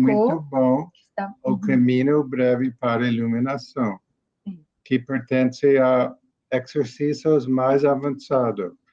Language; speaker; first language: Portuguese; non-native, learner; English